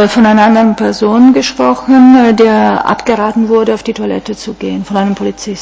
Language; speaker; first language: German; non-native, fluent; Italian